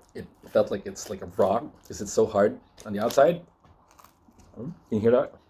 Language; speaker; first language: English; non-native, local second language; Cebuano